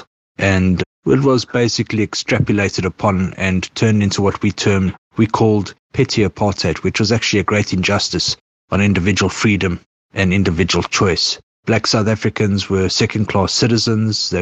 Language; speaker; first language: English; native; English